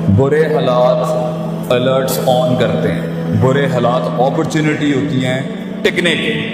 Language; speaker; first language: Urdu; non-native, local second language; Punjabi